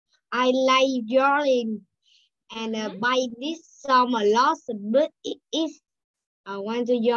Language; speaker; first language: English; non-native, learner; Vietnamese